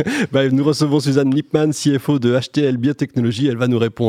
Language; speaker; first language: French; native; French